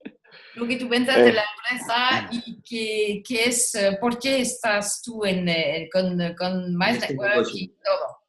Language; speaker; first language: Spanish; non-native, learner; French